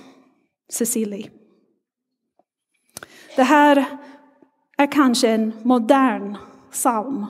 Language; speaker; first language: Swedish; non-native, fluent; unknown